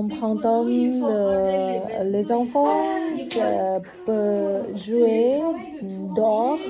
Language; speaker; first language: French; non-native, learner; Vietnamese